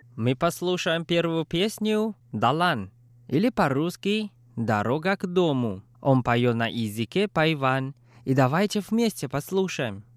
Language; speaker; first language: Russian; non-native, fluent; Chinese